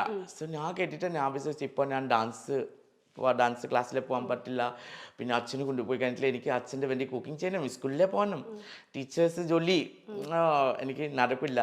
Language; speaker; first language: Malayalam; non-native, local second language; Assamese